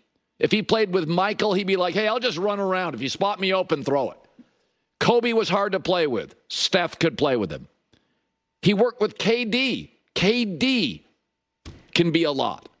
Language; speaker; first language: English; native; English